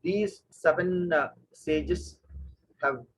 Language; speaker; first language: English; non-native, local second language; Kannada